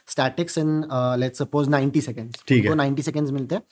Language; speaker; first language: Hindi; non-native, local second language; Punjabi